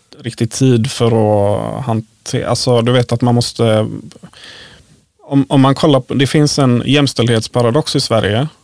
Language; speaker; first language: Swedish; early bilingual, other home language; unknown